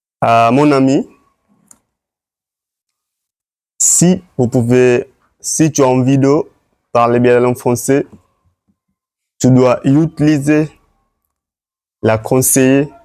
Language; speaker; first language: French; non-native, learner; Swahili